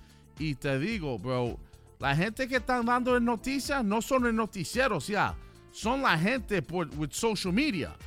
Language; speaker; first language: Spanish; early bilingual, heritage; Spanish